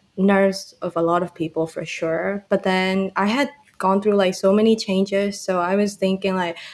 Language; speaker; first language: English; non-native, fluent; Burmese